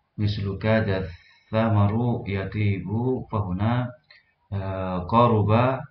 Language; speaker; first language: Arabic; non-native, fluent; Indonesian